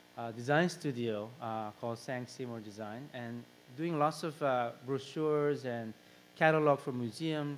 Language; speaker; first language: English; non-native, fluent; Korean